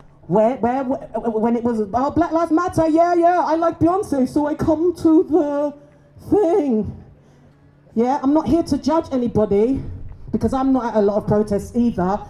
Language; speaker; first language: English; native; English